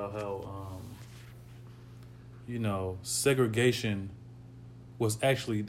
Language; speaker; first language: English; native; English